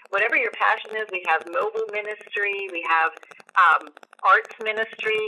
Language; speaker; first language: English; native; English